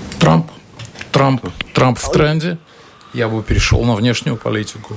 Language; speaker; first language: Russian; native; Russian